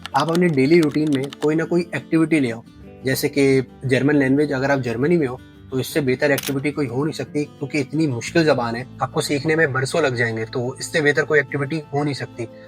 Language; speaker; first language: Urdu; native; Urdu